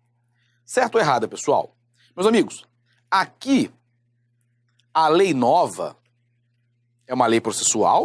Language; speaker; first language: Portuguese; native; Portuguese